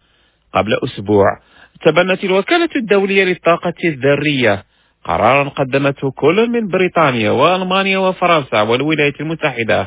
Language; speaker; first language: Arabic; non-native, fluent; Indonesian